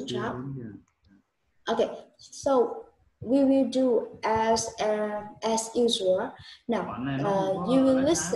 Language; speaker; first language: English; non-native, learner; Vietnamese